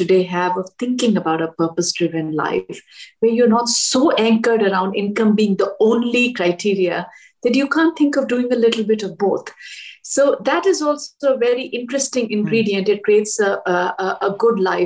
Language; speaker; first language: English; non-native, local second language; Hindi